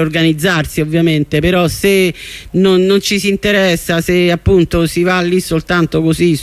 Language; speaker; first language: Italian; native; Italian